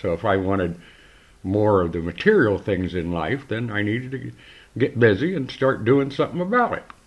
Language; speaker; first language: English; native; English